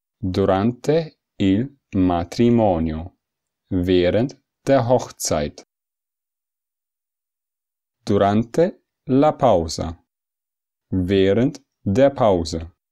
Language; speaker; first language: German; early bilingual, other home language; Italian